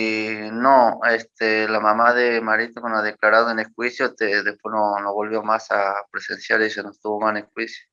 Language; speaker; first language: Spanish; native; Spanish